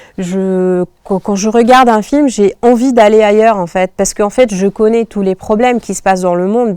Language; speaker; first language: French; non-native, local second language; Arabic